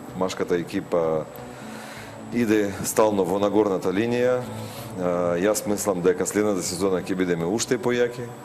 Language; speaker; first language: Macedonian; non-native, fluent; Russian